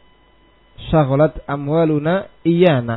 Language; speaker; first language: Arabic; non-native, fluent; Indonesian